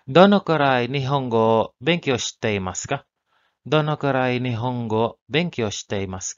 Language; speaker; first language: Japanese; non-native, learner; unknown